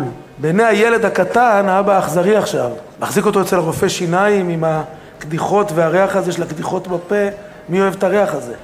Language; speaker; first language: Hebrew; native; Hebrew